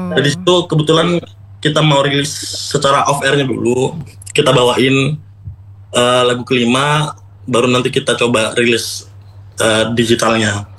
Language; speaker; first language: Indonesian; non-native, local second language; Madurese